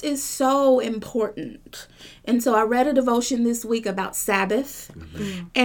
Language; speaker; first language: English; native; English